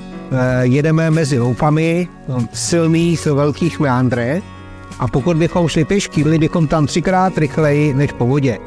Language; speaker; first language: Czech; native; Czech